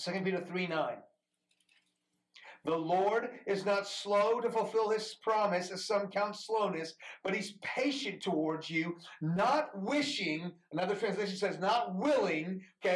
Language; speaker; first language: English; early bilingual, other home language; Persian